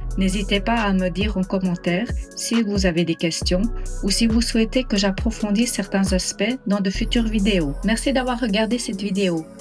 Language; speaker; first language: French; non-native, local second language; Swiss German